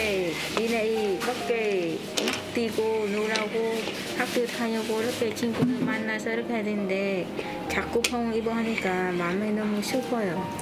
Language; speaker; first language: Korean; non-native, learner; Vietnamese